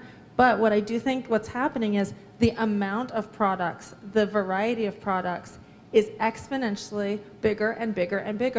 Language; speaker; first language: English; native; English